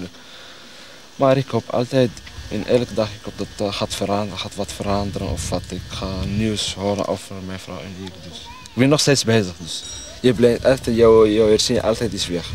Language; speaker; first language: Dutch; non-native, learner; Arabic